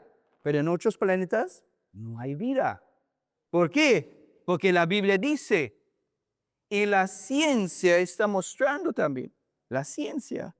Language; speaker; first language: Spanish; non-native, learner; English